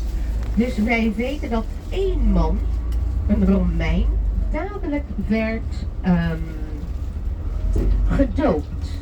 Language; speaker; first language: Dutch; non-native, fluent; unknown